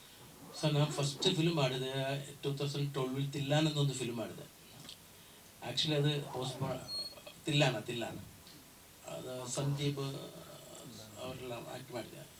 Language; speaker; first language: Kannada; non-native, learner; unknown